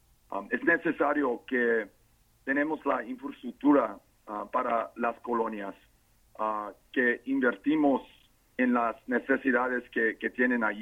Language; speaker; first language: Spanish; non-native, fluent; English